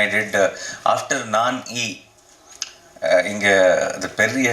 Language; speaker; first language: Tamil; non-native, learner; Telugu